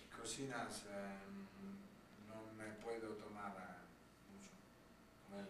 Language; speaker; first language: Spanish; non-native, learner; Italian